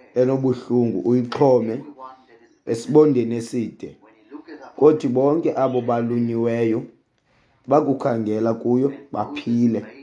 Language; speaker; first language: Xhosa; non-native, local second language; Zulu